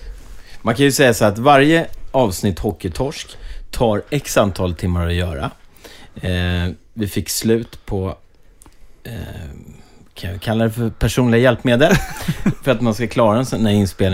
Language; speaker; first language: Swedish; native; Swedish